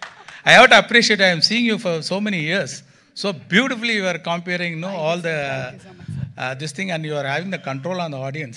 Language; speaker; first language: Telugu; non-native, local second language; Tamil